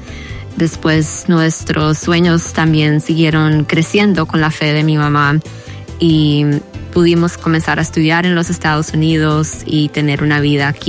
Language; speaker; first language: Spanish; early bilingual, heritage; Spanish